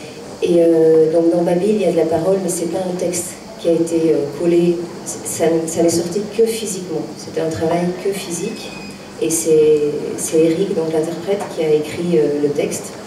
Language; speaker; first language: French; native; French